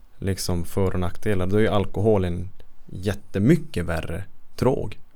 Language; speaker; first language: Swedish; native; Swedish